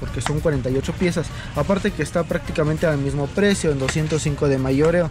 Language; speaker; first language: Spanish; native; Spanish